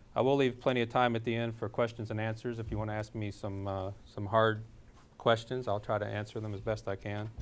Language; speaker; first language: English; native; English